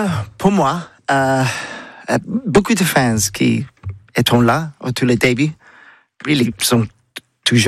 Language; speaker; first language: French; non-native, learner; English